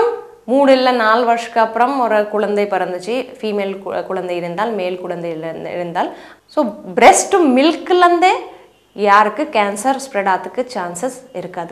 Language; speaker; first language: Tamil; non-native, fluent; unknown